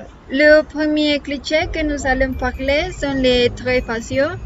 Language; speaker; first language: French; non-native, learner; Spanish